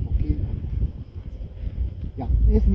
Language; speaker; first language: Spanish; non-native, learner; German